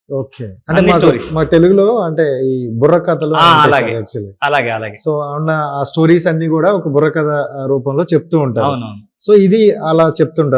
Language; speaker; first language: Telugu; native; Telugu